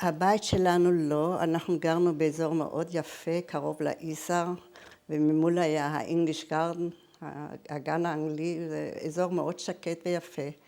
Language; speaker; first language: Hebrew; early bilingual, other home language; German